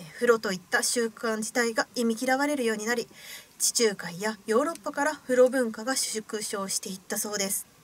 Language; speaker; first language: Japanese; native; Japanese